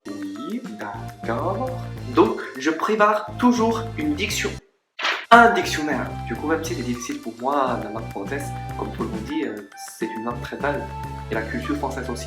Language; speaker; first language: French; non-native, learner; Chinese